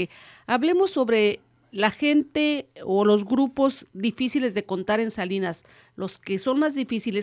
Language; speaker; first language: Spanish; native; Spanish